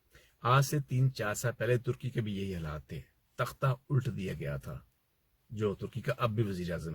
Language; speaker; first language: Urdu; native; Urdu